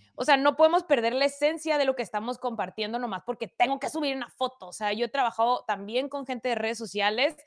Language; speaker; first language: Spanish; native; Spanish